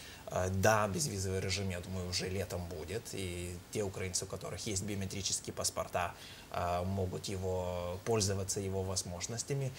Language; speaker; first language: Russian; non-native, fluent; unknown